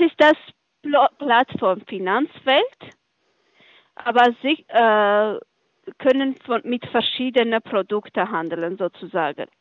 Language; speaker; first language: German; non-native, learner; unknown